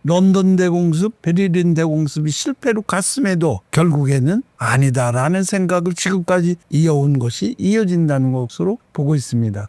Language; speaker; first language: Korean; native; Korean